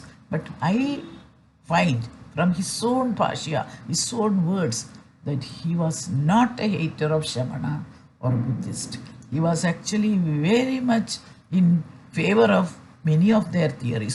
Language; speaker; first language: English; non-native, fluent; Malayalam